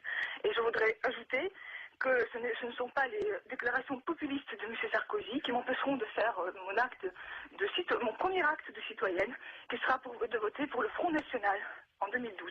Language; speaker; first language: French; non-native, fluent; Russian